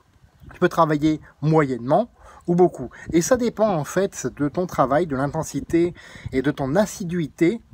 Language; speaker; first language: French; native; French